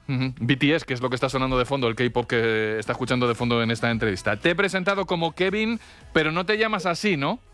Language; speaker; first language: Spanish; native; Spanish